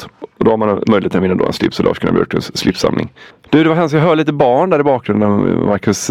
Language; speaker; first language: Swedish; native; Swedish